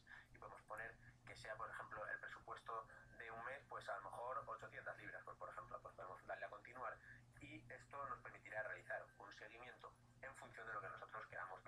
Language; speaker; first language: Spanish; native; Spanish